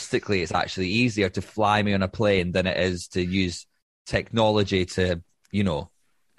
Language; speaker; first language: English; native; English